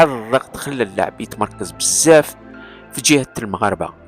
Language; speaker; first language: Arabic; non-native, local second language; Kabyle